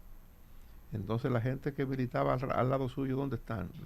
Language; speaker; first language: Spanish; native; Spanish